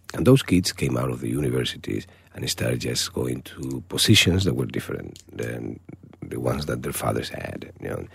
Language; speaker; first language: English; non-native, fluent; Spanish